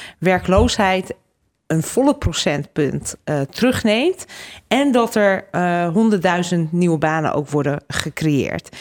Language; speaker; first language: Dutch; native; Dutch